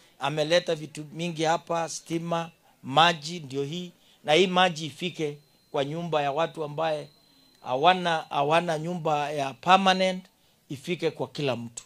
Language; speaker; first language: Swahili; non-native, local second language; Kalenjin